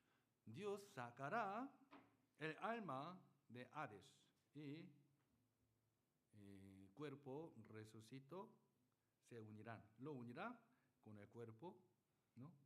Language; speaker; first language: Spanish; non-native, learner; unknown